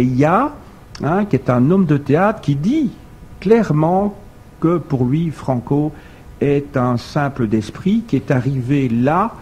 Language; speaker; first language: French; native; French